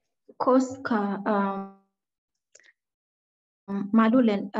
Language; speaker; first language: Finnish; non-native, learner; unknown